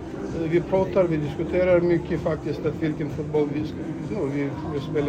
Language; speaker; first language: Swedish; non-native, fluent; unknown